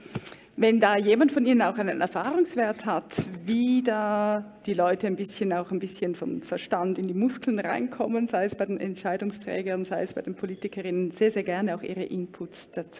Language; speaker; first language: German; native; German